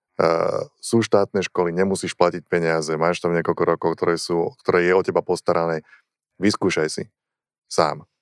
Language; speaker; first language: Slovak; native; Slovak